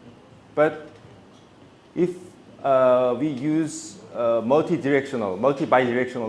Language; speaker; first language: English; non-native, fluent; Korean